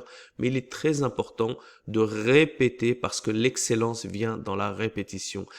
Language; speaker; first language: French; native; French